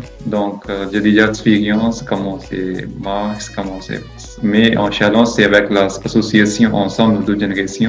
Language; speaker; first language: French; non-native, learner; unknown